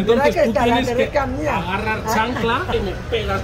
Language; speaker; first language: Spanish; native; Spanish